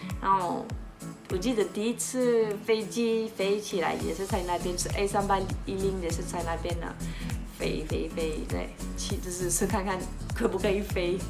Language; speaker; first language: Chinese; non-native, fluent; French